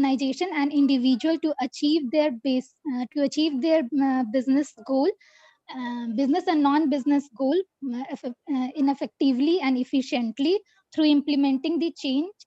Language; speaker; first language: English; non-native, learner; Hindi